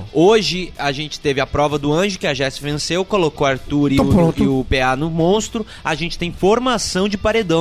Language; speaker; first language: Portuguese; native; Portuguese